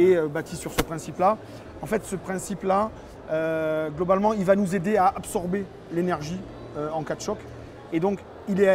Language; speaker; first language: French; native; French